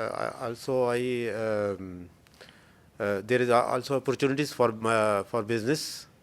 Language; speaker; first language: English; non-native, learner; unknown